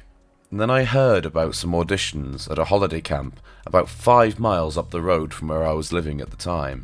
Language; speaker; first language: English; native; English